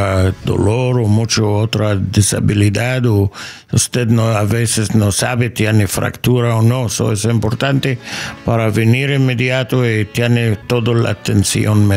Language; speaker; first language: Spanish; non-native, learner; English